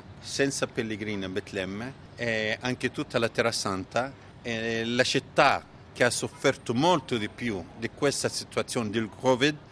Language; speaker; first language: Italian; non-native, fluent; Arabic